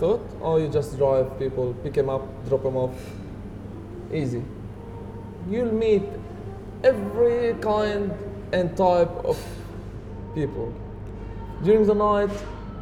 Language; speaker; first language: English; non-native, fluent; Arabic